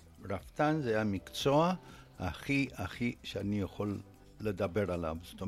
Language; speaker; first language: Hebrew; non-native, fluent; Romanian